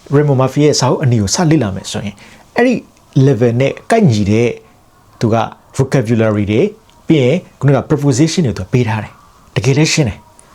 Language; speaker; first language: Burmese; non-native, local second language; S'gaw Karen